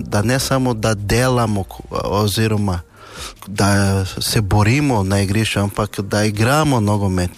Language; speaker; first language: Slovenian; non-native, learner; Portuguese